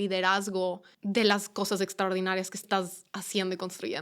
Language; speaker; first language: Spanish; native; Spanish